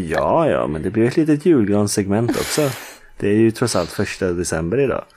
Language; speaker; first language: Swedish; native; Swedish